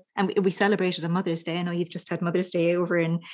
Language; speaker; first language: English; native; English